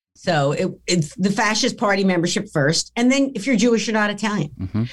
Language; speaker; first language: English; early bilingual, other home language; Italian